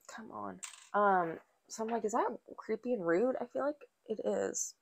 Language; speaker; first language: English; native; English